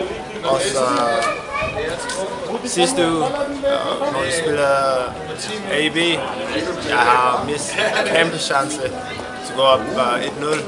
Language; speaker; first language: Danish; non-native, learner; English